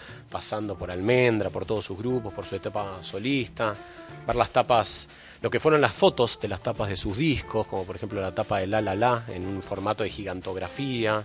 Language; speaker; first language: Spanish; native; Spanish